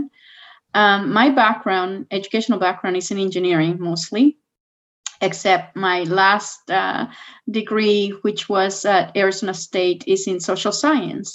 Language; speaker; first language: English; non-native, fluent; Spanish